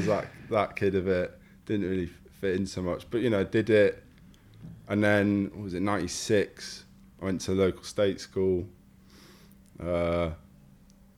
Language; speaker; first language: English; native; English